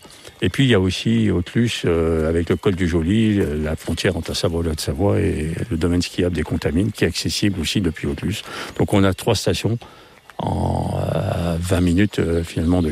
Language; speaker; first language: French; native; French